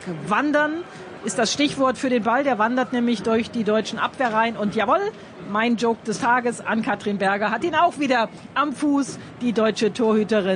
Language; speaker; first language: German; native; German